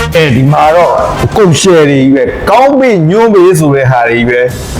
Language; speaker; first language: Burmese; native; Burmese